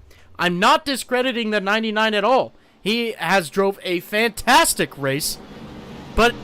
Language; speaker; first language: English; native; English